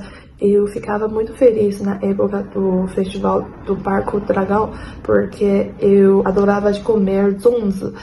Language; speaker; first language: Portuguese; non-native, fluent; Chinese